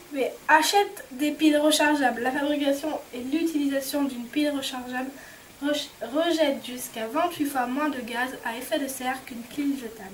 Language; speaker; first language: French; native; French